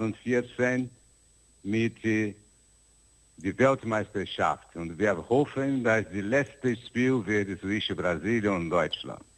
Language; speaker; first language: German; non-native, learner; Portuguese